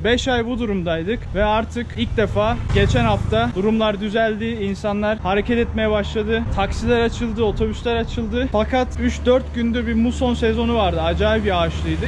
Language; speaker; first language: Turkish; native; Turkish